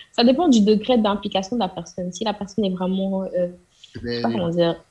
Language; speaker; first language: French; non-native, local second language; Wolof